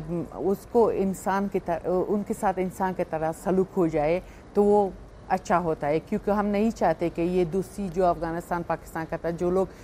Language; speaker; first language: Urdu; non-native, fluent; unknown